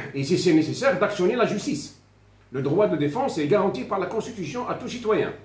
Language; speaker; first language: French; non-native, local second language; Arabic